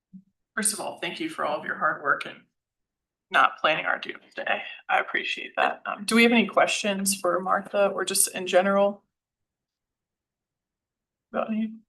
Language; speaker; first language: English; native; English